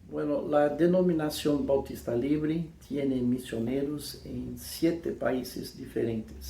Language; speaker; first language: Spanish; non-native, fluent; English